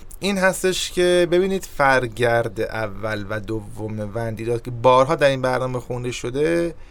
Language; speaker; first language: Persian; native; Persian